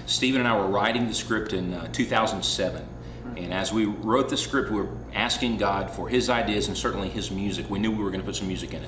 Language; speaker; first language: English; native; English